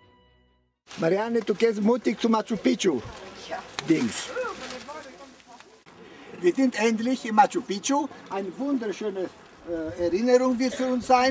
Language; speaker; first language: German; non-native, learner; Romanian